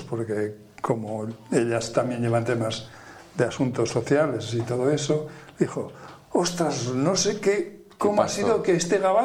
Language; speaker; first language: Spanish; native; Spanish